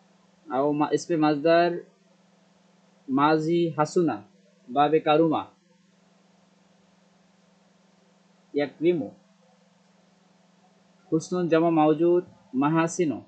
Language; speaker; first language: Arabic; non-native, learner; Bangla